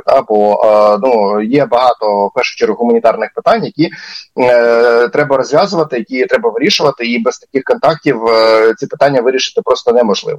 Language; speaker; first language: Ukrainian; native; Ukrainian